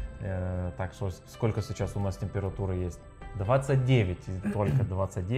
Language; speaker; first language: Russian; non-native, learner; Lithuanian